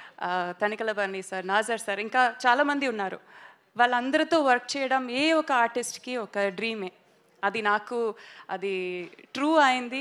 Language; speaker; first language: Telugu; non-native, local second language; Tamil